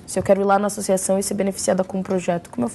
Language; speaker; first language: Portuguese; native; Portuguese